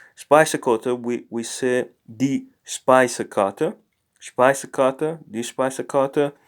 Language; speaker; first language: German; non-native, learner; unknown